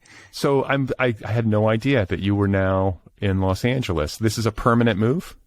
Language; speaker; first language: English; native; English